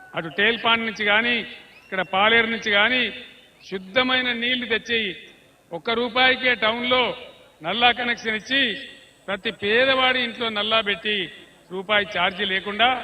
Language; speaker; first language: Telugu; native; Telugu